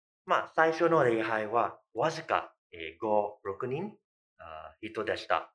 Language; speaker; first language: Japanese; non-native, fluent; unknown